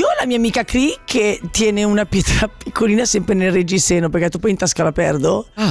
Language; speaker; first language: Italian; native; Italian